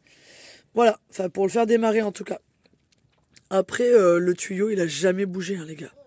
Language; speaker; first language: French; native; French